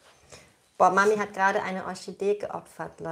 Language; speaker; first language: German; native; German